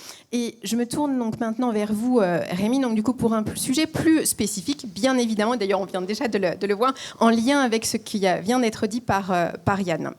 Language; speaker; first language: French; native; French